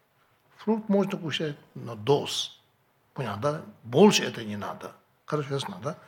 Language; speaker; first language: Russian; non-native, learner; Tibetan